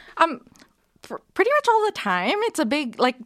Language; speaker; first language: English; native; English